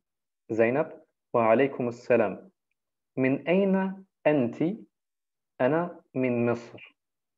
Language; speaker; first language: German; early bilingual, other home language; Turkish